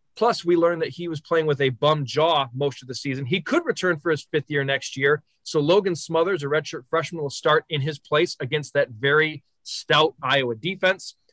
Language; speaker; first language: English; native; English